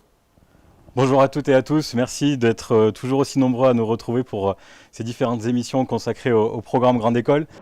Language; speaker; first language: French; native; French